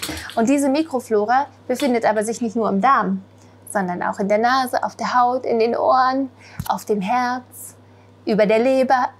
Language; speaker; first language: German; native; German